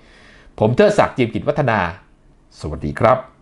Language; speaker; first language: Thai; native; Thai